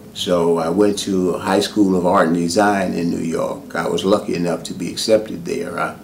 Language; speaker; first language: English; native; English